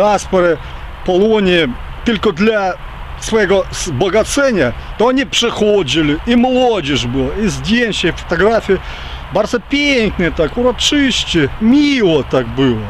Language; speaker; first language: Polish; early bilingual, heritage; Ukrainian